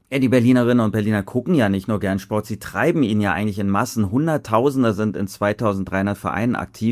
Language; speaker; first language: German; native; German